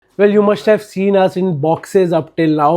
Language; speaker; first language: English; non-native, local second language; Hindi